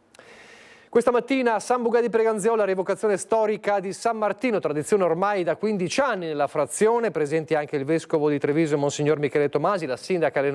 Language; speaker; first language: Italian; native; Italian